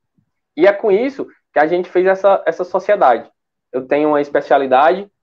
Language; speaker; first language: Portuguese; native; Portuguese